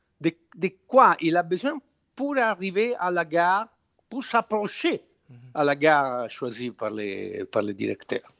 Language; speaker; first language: French; non-native, fluent; Italian